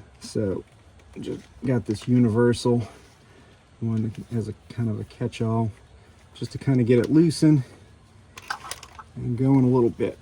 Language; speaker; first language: English; native; English